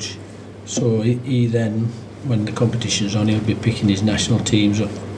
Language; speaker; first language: English; native; English